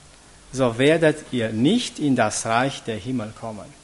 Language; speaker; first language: German; non-native, fluent; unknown